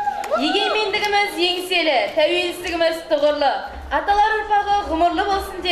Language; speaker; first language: Kazakh; native; Kazakh